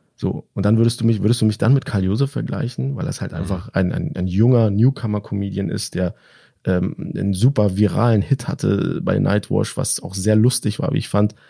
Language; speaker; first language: German; early bilingual, other home language; Turkish